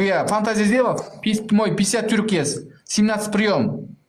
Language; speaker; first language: Russian; non-native, learner; Kyrgyz